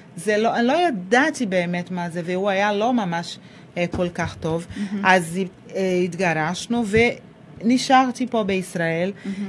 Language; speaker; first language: Hebrew; non-native, fluent; Portuguese